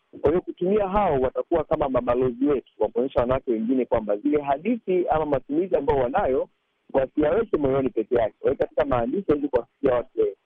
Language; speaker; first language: Swahili; native; Swahili